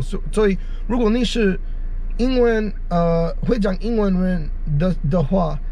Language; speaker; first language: Chinese; non-native, learner; English